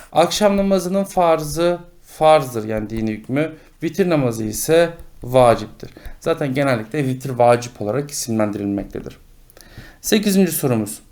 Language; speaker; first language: Turkish; native; Turkish